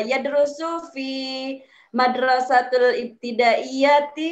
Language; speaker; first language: Arabic; non-native, learner; Indonesian